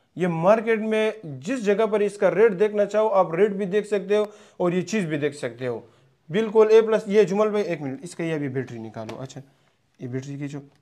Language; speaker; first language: Urdu; non-native, local second language; Punjabi